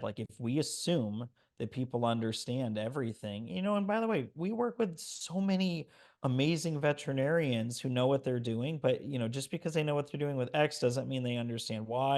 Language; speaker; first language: English; native; English